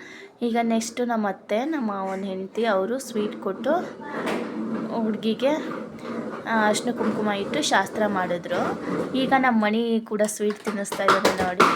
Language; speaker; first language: Kannada; native; Kannada